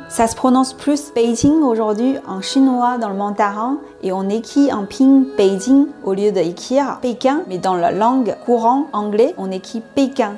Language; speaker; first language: French; non-native, learner; Chinese